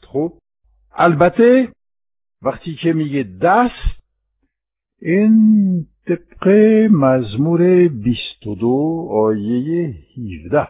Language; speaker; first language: Persian; non-native, fluent; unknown